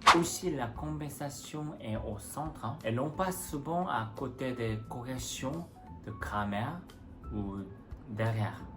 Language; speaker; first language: French; non-native, fluent; Korean